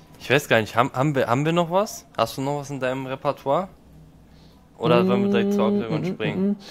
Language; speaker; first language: German; native; German